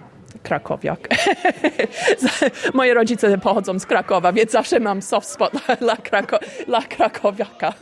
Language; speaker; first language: Polish; early bilingual, heritage; Polish